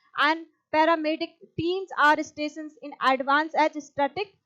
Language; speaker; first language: English; non-native, local second language; Hindi